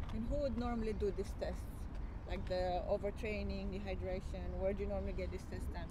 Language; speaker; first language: English; non-native, fluent; Romanian